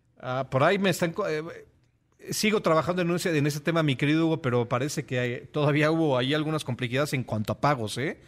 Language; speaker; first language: Spanish; native; Spanish